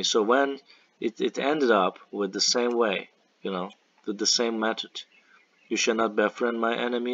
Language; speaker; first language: English; non-native, fluent; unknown